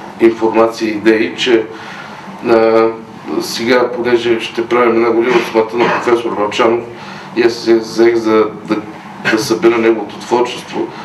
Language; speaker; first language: Bulgarian; native; Bulgarian